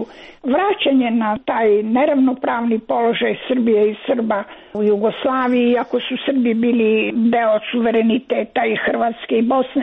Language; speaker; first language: Croatian; native; Croatian